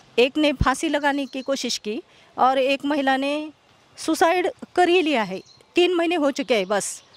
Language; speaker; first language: Hindi; non-native, local second language; Marathi